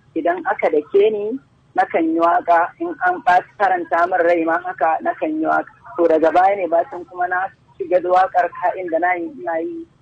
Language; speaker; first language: Hausa; native; Hausa